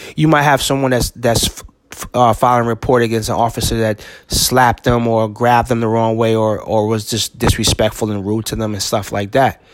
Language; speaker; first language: English; native; English